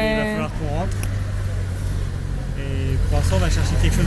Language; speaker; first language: French; native; French